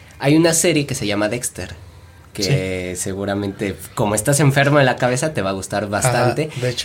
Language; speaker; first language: Spanish; native; Spanish